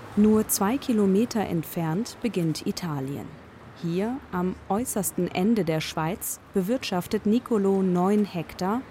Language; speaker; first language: German; native; German